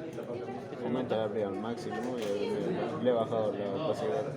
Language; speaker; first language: Spanish; native; Spanish